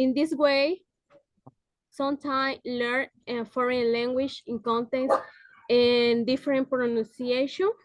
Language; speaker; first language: English; non-native, learner; Spanish